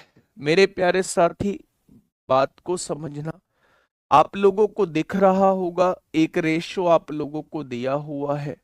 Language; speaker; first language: Hindi; native; Hindi